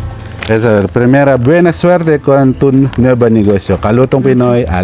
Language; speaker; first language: Spanish; non-native, learner; Filipino